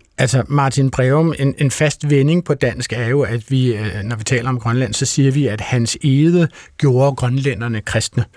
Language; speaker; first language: Danish; native; Danish